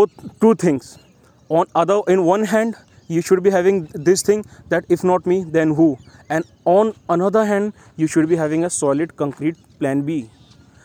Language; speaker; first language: English; non-native, local second language; Hindi